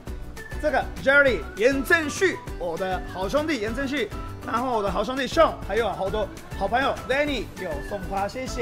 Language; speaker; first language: Chinese; non-native, fluent; Japanese